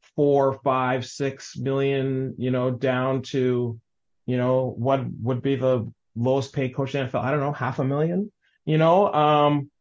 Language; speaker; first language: English; native; English